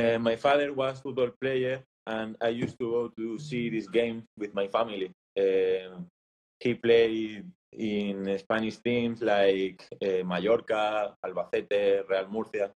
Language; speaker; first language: English; non-native, learner; Spanish